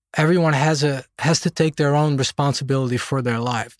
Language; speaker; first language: English; non-native, fluent; Dutch